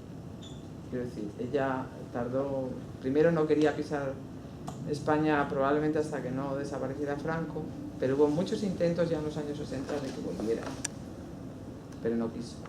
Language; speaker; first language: Spanish; native; Spanish